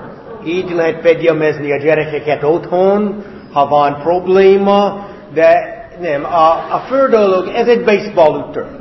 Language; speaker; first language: Hungarian; non-native, fluent; English